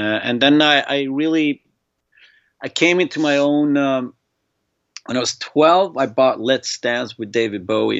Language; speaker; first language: English; non-native, fluent; Swedish